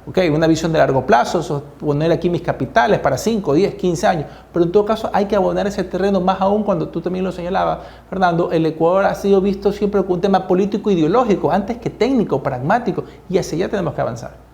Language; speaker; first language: Spanish; native; Spanish